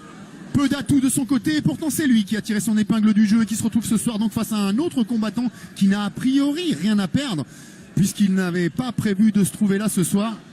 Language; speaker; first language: French; native; French